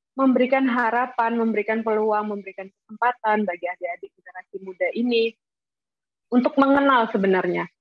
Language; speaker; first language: Indonesian; native; Indonesian